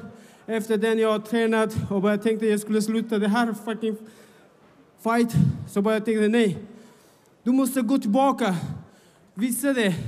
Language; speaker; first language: Swedish; non-native, fluent; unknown